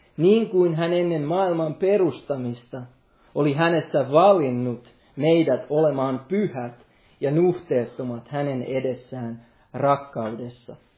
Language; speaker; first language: Finnish; non-native, local second language; Swedish